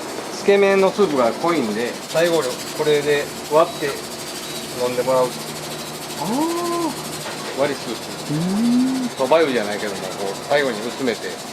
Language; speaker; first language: Japanese; native; Japanese